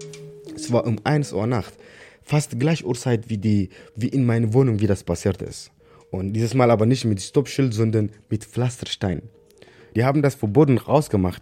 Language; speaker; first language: German; non-native, learner; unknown